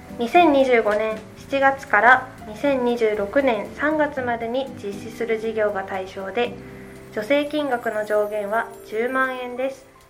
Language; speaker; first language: Japanese; native; Japanese